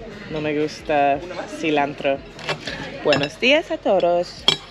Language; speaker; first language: Spanish; non-native, learner; English